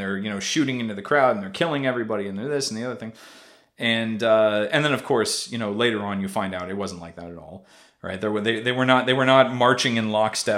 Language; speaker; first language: English; native; English